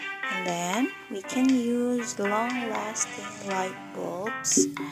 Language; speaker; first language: English; non-native, fluent; Indonesian